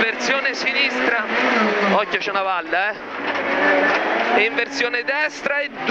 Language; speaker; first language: Italian; native; Italian